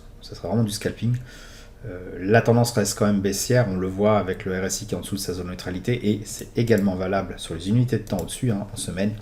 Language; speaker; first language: French; native; French